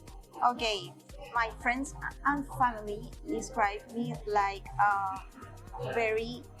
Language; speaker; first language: English; non-native, learner; Spanish